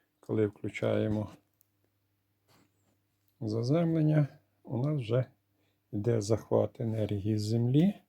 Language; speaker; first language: Ukrainian; native; Ukrainian